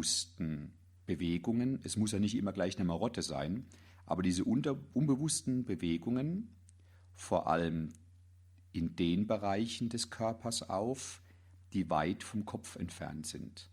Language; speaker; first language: German; native; German